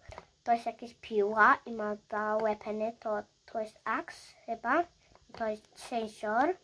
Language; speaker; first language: Polish; early bilingual, heritage; Polish